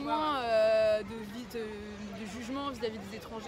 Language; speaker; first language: French; native; French